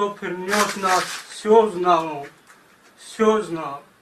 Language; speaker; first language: Russian; non-native, learner; Tajik